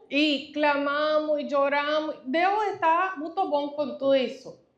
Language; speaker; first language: Portuguese; non-native, fluent; Spanish